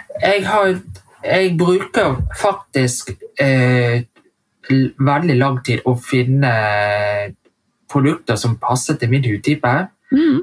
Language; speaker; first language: Norwegian; early bilingual, heritage; Vietnamese